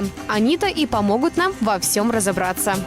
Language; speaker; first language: Russian; native; Russian